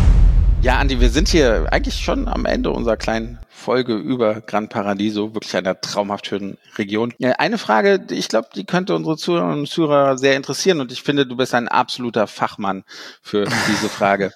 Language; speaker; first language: German; native; German